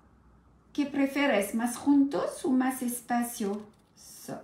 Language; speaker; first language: Spanish; non-native, learner; French